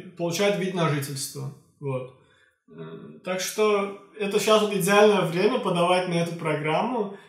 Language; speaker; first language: Russian; non-native, local second language; Azerbaijani